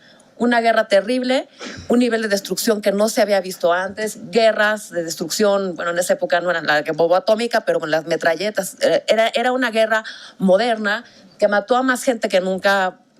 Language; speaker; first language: Spanish; native; Spanish